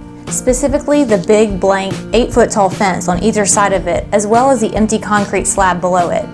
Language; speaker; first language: English; native; English